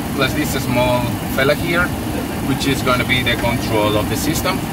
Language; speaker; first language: English; non-native, fluent; Spanish